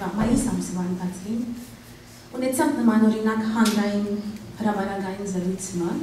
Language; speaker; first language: Armenian; early bilingual, heritage; Armenian